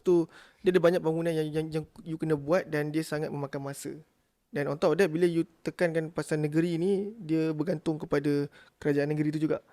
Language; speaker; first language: Malay; native; Malay